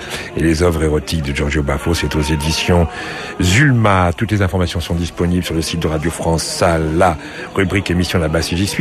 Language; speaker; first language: French; native; French